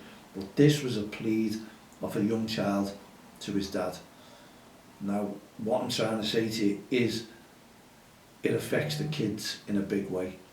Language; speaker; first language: English; native; English